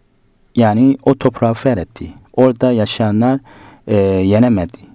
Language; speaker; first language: Turkish; non-native, fluent; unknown